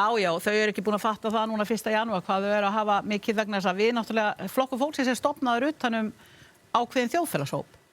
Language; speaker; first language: Icelandic; native; Icelandic